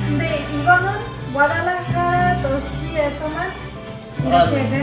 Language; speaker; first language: Korean; non-native, learner; Spanish